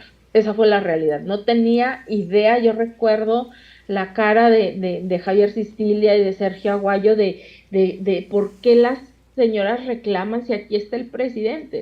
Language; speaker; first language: Spanish; native; Spanish